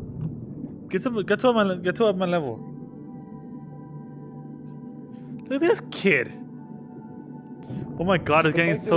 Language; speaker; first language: English; native; English